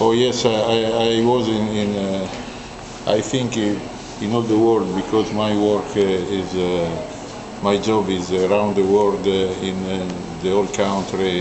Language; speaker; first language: English; non-native, learner; Italian